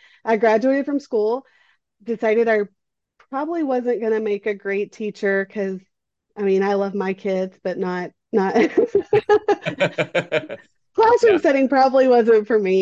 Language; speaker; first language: English; native; English